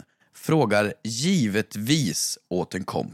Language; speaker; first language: Swedish; native; Swedish